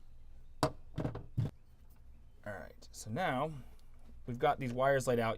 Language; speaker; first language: English; native; English